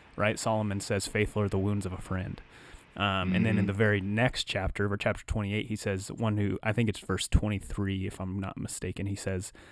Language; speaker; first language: English; native; English